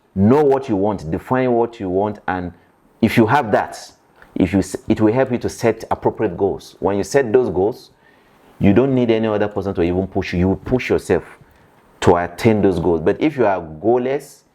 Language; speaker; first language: English; non-native, local second language; Yoruba